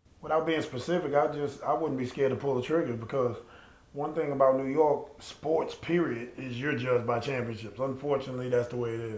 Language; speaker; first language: English; native; English